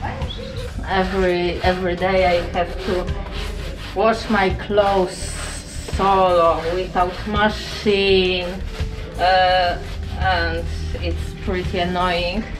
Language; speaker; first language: English; non-native, learner; Polish